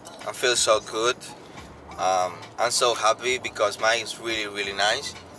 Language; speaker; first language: English; non-native, learner; Spanish